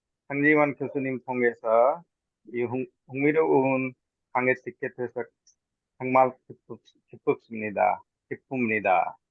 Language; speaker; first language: Korean; non-native, fluent; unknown